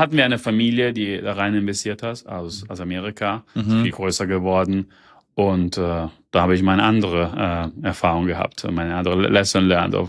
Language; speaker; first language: German; early bilingual, heritage; German